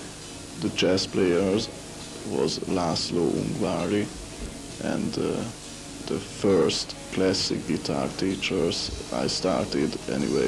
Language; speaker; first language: English; non-native, learner; Hungarian